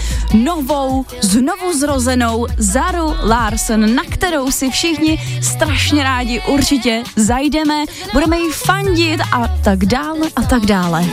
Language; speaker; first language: Czech; native; Czech